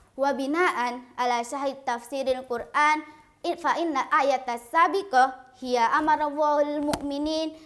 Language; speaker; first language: Arabic; non-native, learner; Indonesian